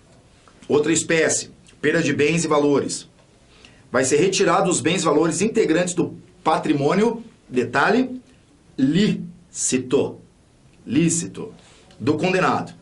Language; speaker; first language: Portuguese; native; Portuguese